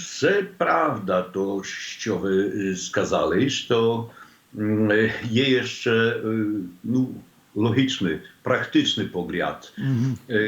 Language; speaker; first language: Ukrainian; non-native, learner; Polish